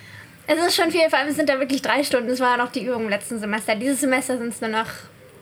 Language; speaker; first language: German; native; German